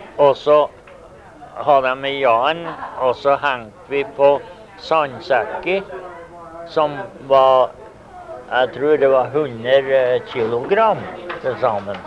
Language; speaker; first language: Norwegian; early bilingual, heritage; Norwegian